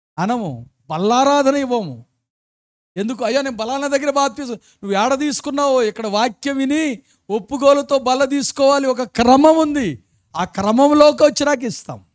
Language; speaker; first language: Telugu; early bilingual, other home language; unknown